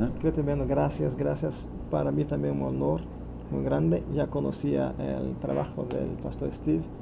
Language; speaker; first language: Spanish; non-native, fluent; Portuguese